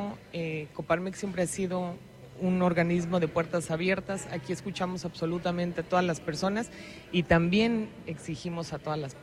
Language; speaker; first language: Spanish; native; Spanish